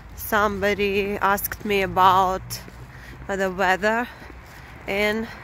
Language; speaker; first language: English; non-native, fluent; Russian